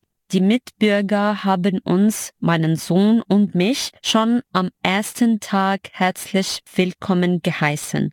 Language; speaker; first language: German; non-native, fluent; Arabic